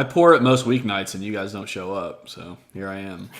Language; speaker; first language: English; native; English